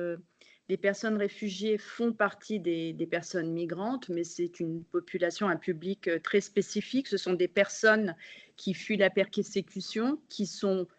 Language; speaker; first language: French; native; French